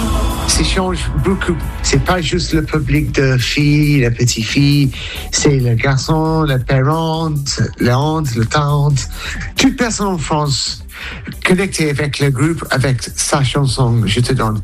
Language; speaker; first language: French; non-native, learner; English